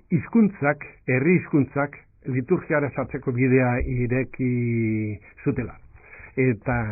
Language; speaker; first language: Basque; native; Basque